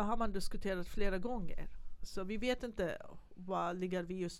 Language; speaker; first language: Swedish; non-native, fluent; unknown